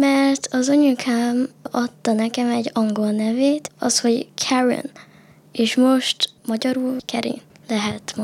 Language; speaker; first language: Hungarian; early bilingual, other home language; Chinese